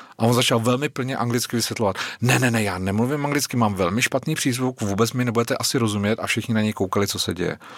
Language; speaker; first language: Czech; native; Czech